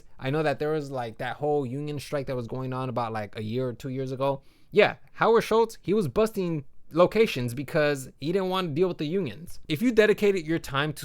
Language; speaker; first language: English; native; English